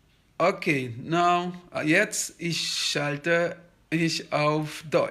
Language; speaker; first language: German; non-native, fluent; Kabuverdianu